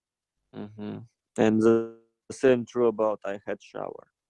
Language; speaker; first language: English; non-native, fluent; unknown